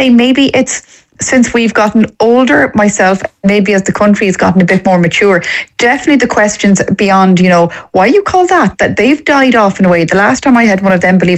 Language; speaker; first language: English; native; English